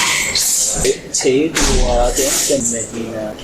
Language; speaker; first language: Danish; non-native, learner; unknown